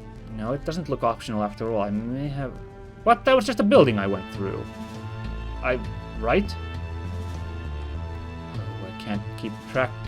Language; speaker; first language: English; native; English